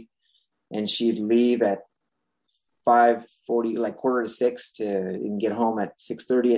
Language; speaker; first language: English; non-native, fluent; French